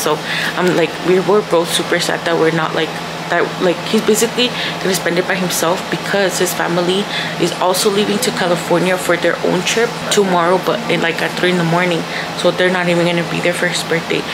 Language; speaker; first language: English; early bilingual, other home language; Spanish